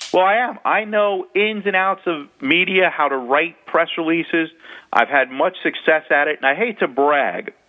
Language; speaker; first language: English; native; English